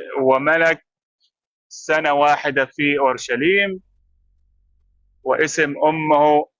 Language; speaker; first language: Arabic; native; Arabic